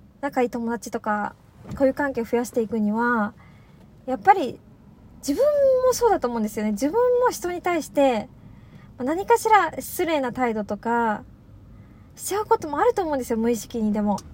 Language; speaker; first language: Japanese; native; Japanese